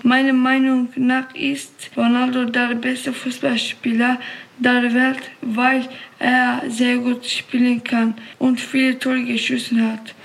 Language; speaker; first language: German; non-native, learner; Turkish